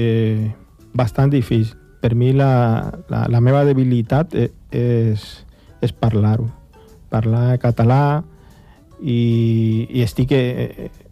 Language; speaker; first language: Catalan; non-native, fluent; Spanish